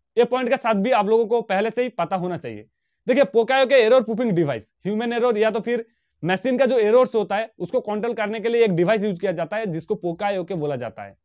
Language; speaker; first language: Hindi; non-native, local second language; Bangla